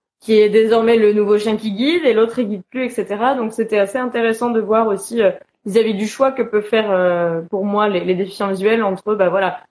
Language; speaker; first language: French; native; French